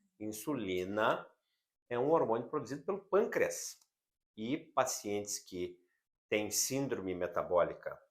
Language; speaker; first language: Portuguese; native; Portuguese